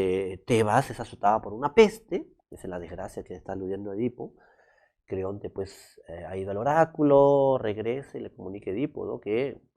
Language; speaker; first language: Spanish; native; Spanish